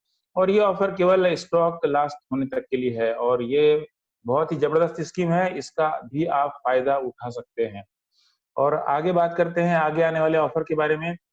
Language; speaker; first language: Hindi; native; Hindi